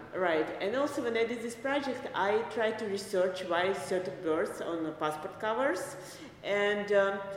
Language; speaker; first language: English; non-native, fluent; Belarusian